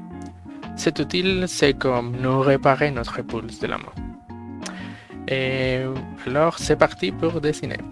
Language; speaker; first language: French; non-native, fluent; Spanish